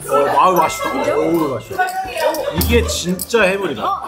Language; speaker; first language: Korean; native; Korean